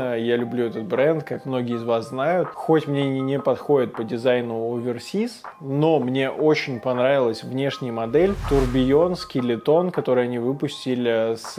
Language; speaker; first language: Russian; native; Russian